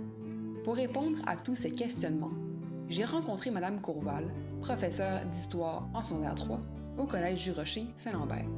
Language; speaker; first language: French; native; French